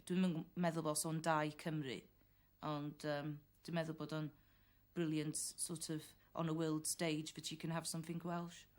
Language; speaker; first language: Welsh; native; Welsh